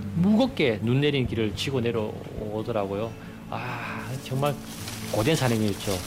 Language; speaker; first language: Korean; native; Korean